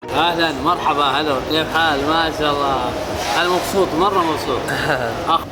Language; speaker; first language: Arabic; non-native, learner; Bangla